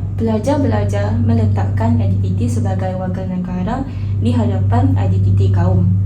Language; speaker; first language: Malay; native; Malay